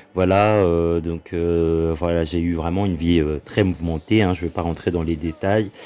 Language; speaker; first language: French; early bilingual, other home language; Lingala